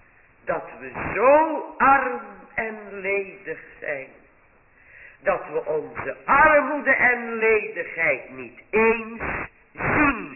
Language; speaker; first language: Dutch; native; Dutch